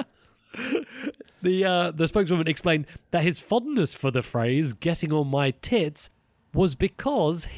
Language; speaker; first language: English; native; English